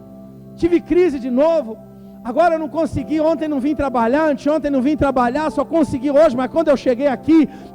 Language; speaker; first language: Portuguese; native; Portuguese